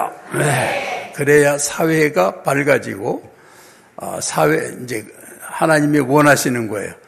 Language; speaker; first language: Korean; native; Korean